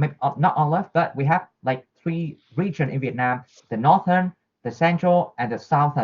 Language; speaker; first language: English; non-native, learner; Vietnamese